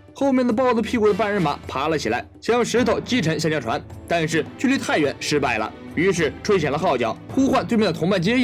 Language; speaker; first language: Chinese; native; Chinese